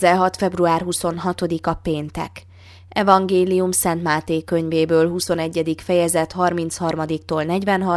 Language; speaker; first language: Hungarian; native; Hungarian